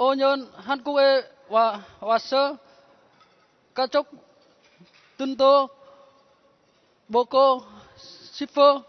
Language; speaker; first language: Korean; non-native, learner; Vietnamese